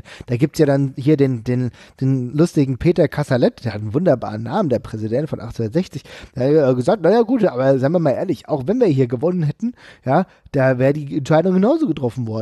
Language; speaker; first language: German; native; German